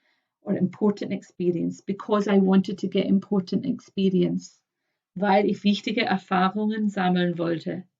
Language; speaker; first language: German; non-native, fluent; English